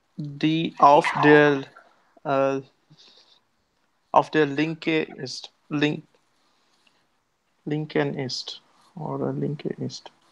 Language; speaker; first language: German; non-native, learner; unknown